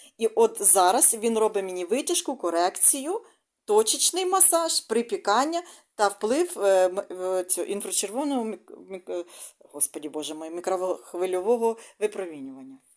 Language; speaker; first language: Ukrainian; non-native, local second language; Russian